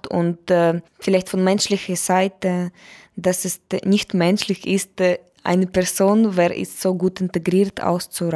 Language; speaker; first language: German; non-native, learner; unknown